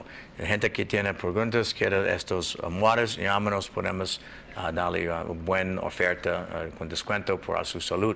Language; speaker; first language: Spanish; non-native, learner; English